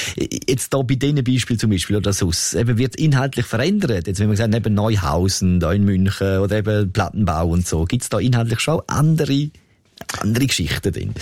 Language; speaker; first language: German; native; German